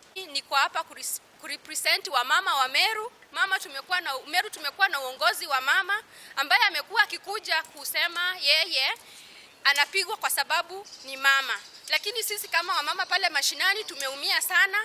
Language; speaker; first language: Swahili; non-native, local second language; Meru